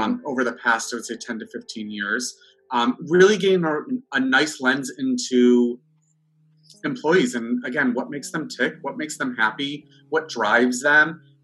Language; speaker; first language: English; native; English